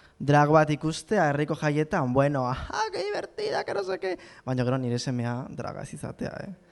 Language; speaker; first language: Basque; non-native, local second language; Spanish